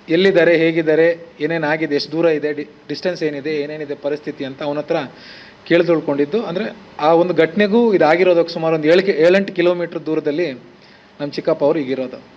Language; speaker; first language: Kannada; native; Kannada